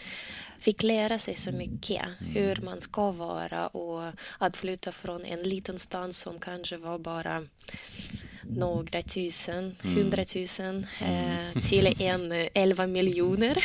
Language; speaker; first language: Swedish; non-native, learner; Russian